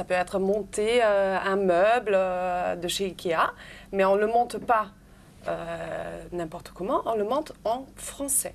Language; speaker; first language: French; non-native, fluent; German